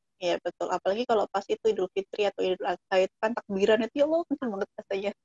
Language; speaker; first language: Indonesian; native; Indonesian